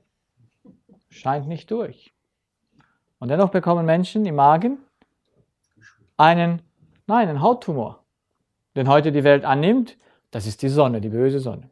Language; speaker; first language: German; native; German